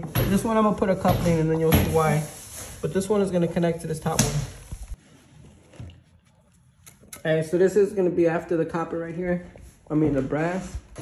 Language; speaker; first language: English; early bilingual, other home language; Spanish